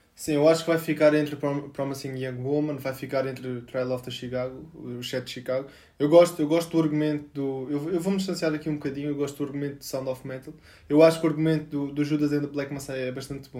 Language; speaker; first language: Portuguese; native; Portuguese